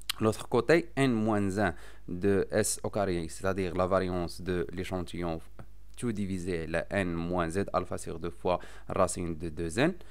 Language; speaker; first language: French; non-native, local second language; Arabic